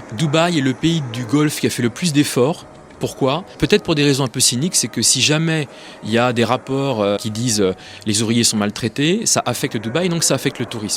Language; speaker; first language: French; native; French